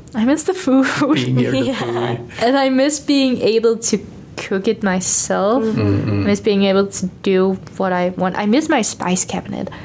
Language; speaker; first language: English; non-native, fluent; Danish